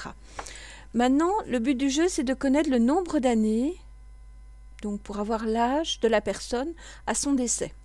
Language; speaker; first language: French; native; French